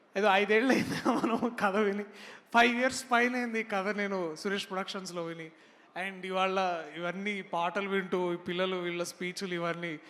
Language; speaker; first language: Telugu; native; Telugu